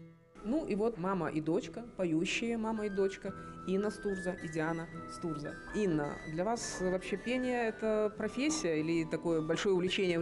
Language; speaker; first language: Russian; native; Russian